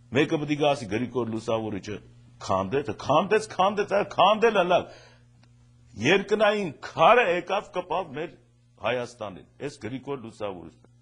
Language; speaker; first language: Armenian; native; Armenian